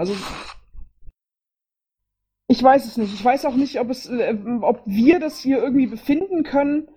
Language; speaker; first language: German; native; German